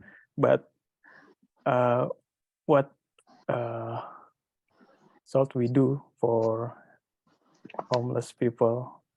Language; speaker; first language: English; non-native, learner; Indonesian